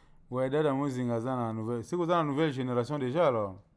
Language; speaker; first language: French; non-native, local second language; Lingala